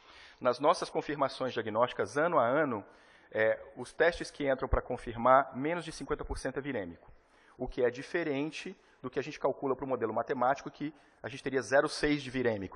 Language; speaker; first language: Portuguese; native; Portuguese